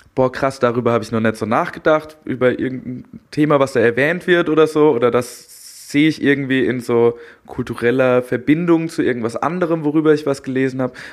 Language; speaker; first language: German; native; German